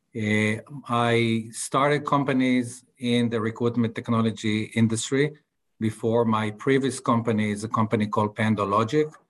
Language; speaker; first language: English; non-native, fluent; Hebrew